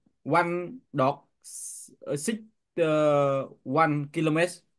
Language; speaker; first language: English; non-native, learner; Vietnamese